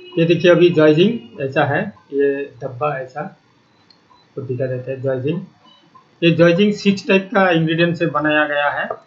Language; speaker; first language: Hindi; non-native, local second language; Bangla